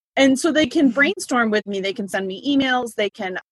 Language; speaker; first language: English; native; English